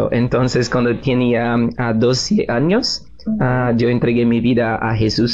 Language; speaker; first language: Spanish; non-native, learner; Portuguese